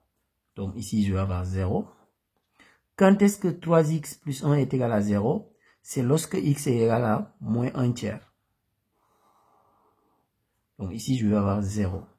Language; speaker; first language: French; native; French